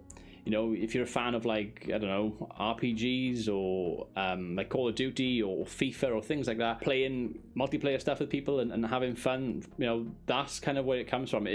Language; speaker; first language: English; native; English